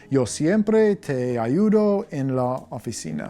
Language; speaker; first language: Spanish; non-native, learner; English